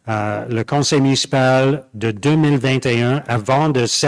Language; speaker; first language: French; non-native, local second language; English